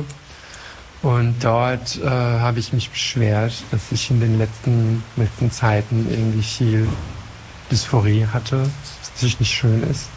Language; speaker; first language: German; non-native, fluent; French